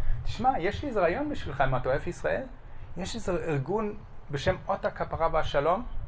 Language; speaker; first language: Hebrew; non-native, fluent; German